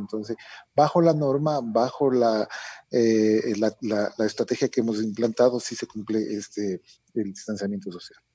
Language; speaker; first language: Spanish; native; Spanish